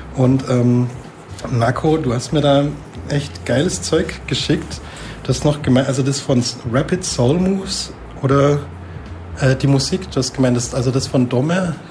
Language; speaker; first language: German; native; German